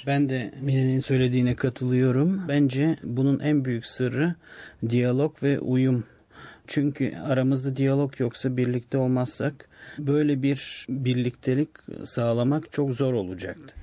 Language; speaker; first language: Turkish; non-native, fluent; Bulgarian